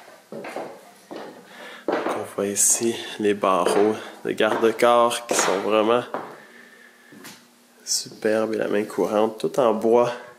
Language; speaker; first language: French; native; French